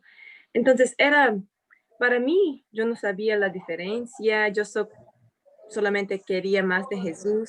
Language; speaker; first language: Spanish; non-native, fluent; English